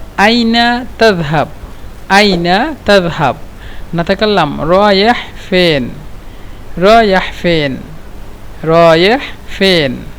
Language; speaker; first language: Egyptian Arabic; non-native, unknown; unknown